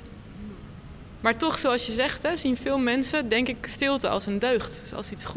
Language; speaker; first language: Dutch; native; Dutch